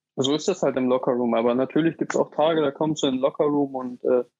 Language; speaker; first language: German; native; German